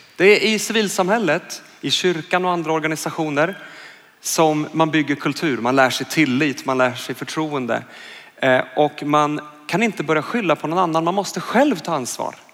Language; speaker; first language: Swedish; native; Swedish